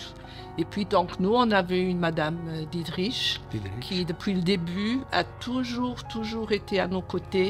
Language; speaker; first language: French; early bilingual, other home language; Portuguese